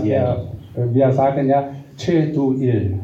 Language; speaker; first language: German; non-native, learner; Korean